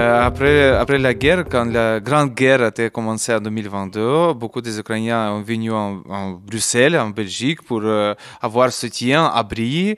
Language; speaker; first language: French; non-native, learner; Ukrainian